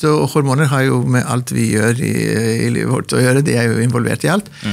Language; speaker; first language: Norwegian; non-native, fluent; Greek